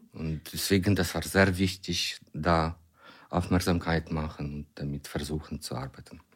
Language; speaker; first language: German; non-native, fluent; Ukrainian